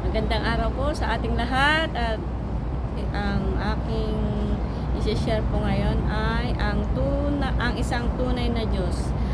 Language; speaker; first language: Filipino; non-native, local second language; Iloko